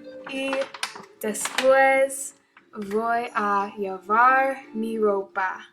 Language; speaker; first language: Spanish; non-native, learner; English